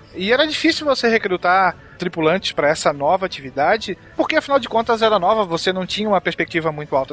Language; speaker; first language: Portuguese; native; Portuguese